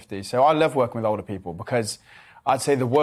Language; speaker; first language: English; native; English